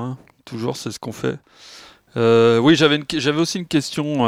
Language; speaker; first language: French; native; French